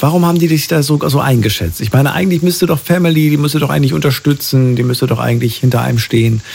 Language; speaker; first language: German; native; German